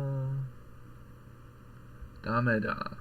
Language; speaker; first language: Japanese; non-native, learner; English